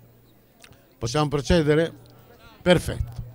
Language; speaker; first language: Italian; native; Italian